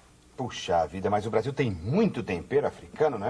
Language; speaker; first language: Portuguese; native; Portuguese